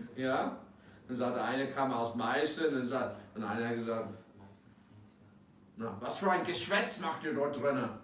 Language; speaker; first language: German; non-native, fluent; English